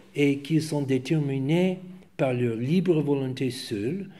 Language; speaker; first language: French; non-native, fluent; English